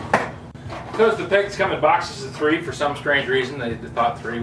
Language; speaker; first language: English; native; English